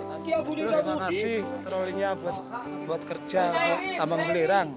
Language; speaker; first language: Indonesian; non-native, local second language; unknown